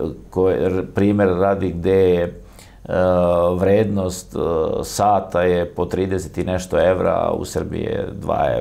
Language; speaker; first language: Croatian; native; Croatian